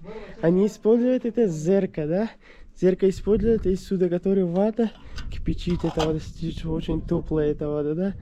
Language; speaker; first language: Russian; non-native, learner; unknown